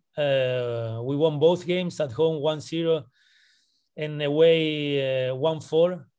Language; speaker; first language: English; non-native, fluent; Spanish